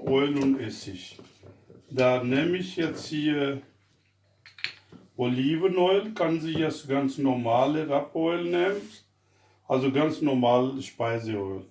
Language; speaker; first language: German; non-native, fluent; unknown